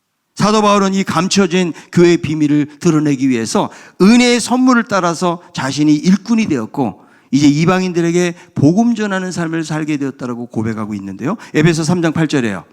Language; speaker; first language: Korean; native; Korean